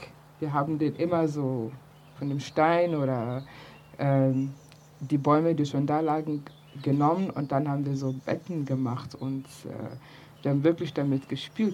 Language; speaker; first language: German; early bilingual, other home language; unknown